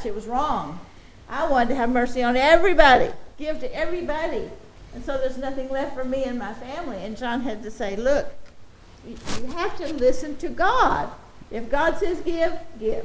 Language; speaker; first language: English; native; English